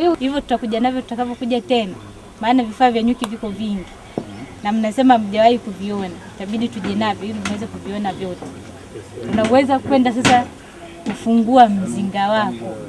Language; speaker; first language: Swahili; native; Swahili